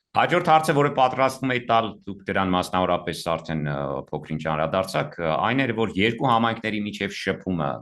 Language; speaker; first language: Armenian; native; Armenian